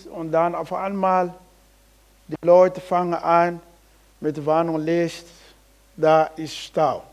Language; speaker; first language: German; non-native, learner; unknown